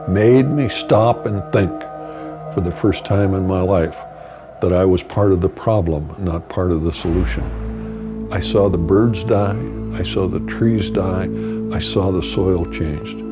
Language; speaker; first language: English; native; English